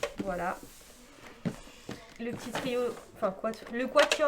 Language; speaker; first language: French; native; French